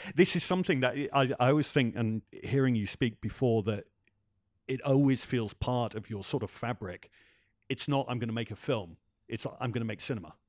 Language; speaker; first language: English; native; English